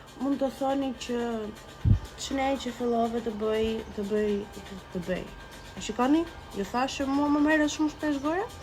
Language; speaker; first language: Albanian; early bilingual, heritage; Albanian